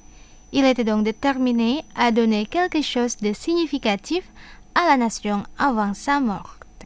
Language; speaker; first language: French; non-native, fluent; Indonesian